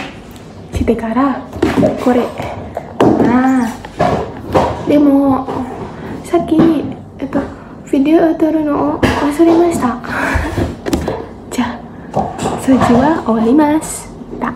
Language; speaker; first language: Japanese; non-native, learner; Indonesian